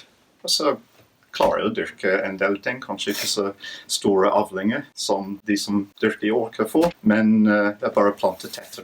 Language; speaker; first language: Norwegian; non-native, fluent; English